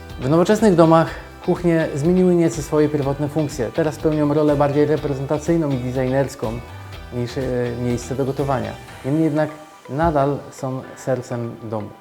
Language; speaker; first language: Polish; native; Polish